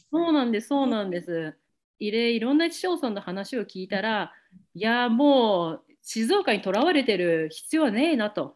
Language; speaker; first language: Japanese; native; Japanese